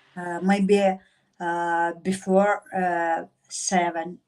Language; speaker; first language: English; non-native, learner; Russian